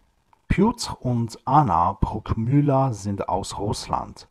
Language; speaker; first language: German; non-native, fluent; Persian